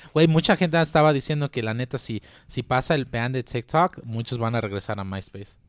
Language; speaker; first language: Spanish; early bilingual, heritage; Spanish